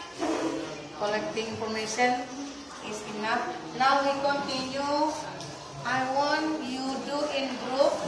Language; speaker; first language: English; non-native, learner; Indonesian